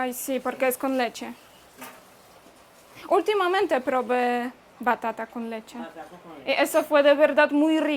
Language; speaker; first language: Spanish; non-native, fluent; Polish